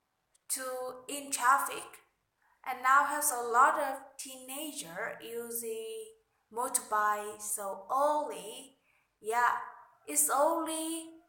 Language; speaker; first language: English; non-native, learner; Vietnamese